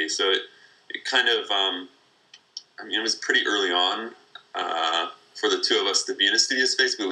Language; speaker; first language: English; native; English